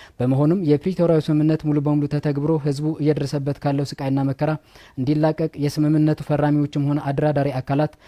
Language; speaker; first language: Amharic; native; Amharic